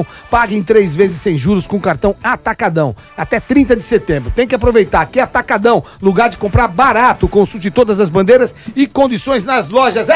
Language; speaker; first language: Portuguese; native; Portuguese